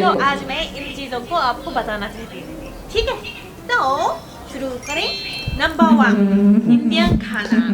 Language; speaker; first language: Hindi; non-native, fluent; Japanese